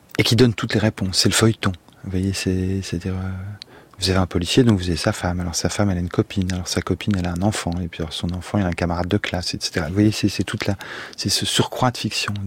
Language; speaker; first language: French; native; French